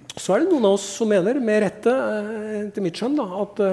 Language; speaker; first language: Norwegian; native; Norwegian